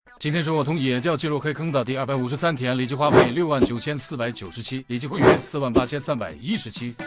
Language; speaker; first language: Chinese; native; Chinese